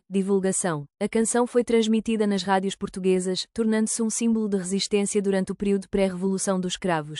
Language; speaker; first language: Portuguese; native; Portuguese